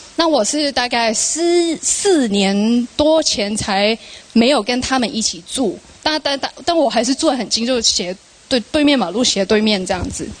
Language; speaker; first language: Chinese; non-native, local second language; Cantonese